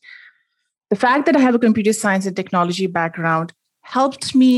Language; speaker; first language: English; non-native, local second language; Hindi